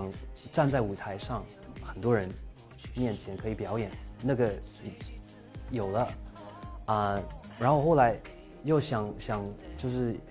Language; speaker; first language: Chinese; early bilingual, heritage; English